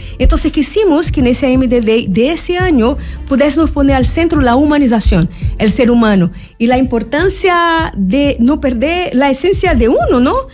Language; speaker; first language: Spanish; non-native, fluent; Portuguese